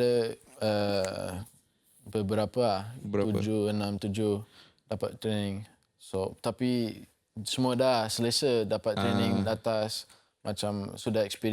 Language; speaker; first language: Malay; non-native, local second language; English